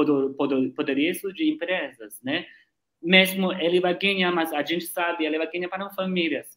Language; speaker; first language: Portuguese; non-native, learner; Chinese